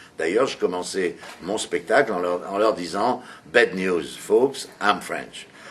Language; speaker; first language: French; native; French